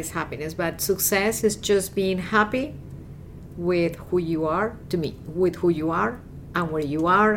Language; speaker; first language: English; non-native, fluent; Spanish